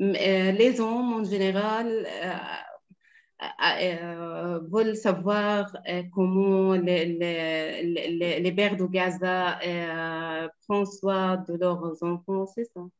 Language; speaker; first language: French; non-native, fluent; Arabic